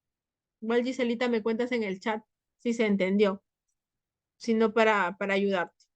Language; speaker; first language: Spanish; native; Spanish